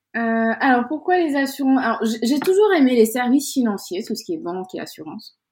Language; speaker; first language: French; non-native, local second language; Wolof